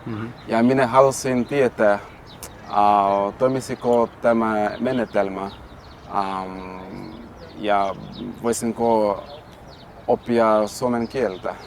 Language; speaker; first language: Finnish; non-native, learner; Portuguese